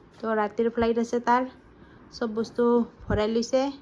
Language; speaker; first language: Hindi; non-native, local second language; Assamese